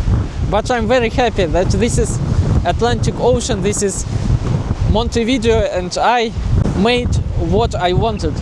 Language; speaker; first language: English; non-native, learner; Russian